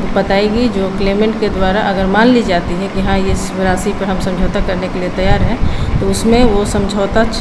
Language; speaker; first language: Hindi; native; Hindi